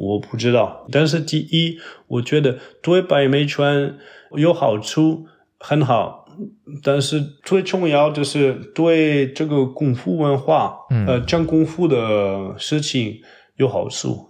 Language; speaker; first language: Chinese; non-native, fluent; French